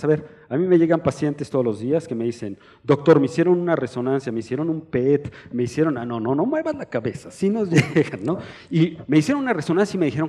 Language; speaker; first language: Spanish; native; Spanish